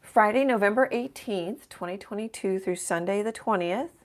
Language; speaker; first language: English; native; English